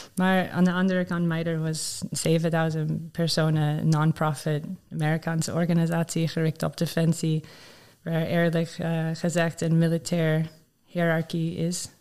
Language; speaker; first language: Dutch; non-native, learner; English